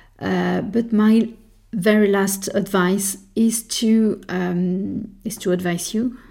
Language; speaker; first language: English; non-native, fluent; French